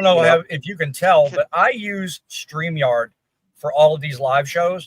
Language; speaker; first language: English; native; English